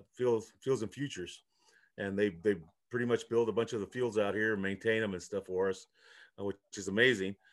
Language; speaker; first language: English; early bilingual, other home language; Spanish